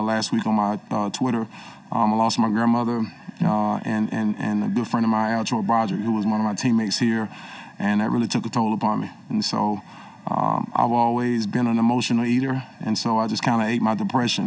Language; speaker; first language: English; native; English